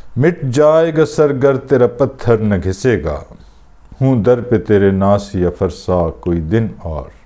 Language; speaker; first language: Urdu; non-native, local second language; Pashto